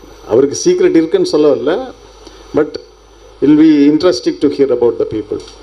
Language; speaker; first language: English; non-native, local second language; Tamil